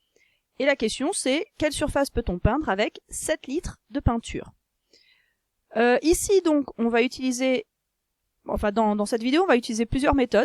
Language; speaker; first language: French; native; French